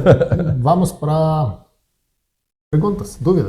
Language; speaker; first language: Portuguese; non-native, learner; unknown